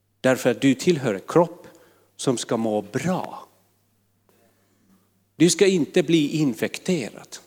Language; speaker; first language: Swedish; non-native, fluent; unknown